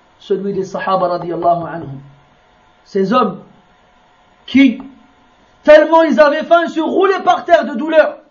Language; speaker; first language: French; native; French